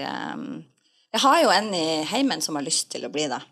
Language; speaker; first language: Norwegian; native; Norwegian